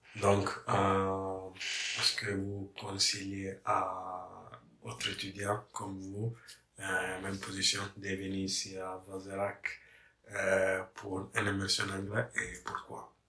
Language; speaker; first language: French; non-native, learner; English